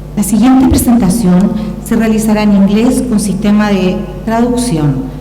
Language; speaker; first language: Spanish; native; Spanish